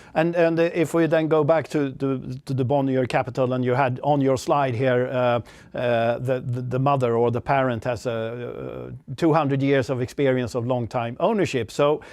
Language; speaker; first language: English; non-native, fluent; Swedish